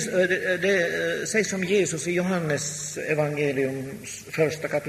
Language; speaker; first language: Swedish; non-native, local second language; Finnish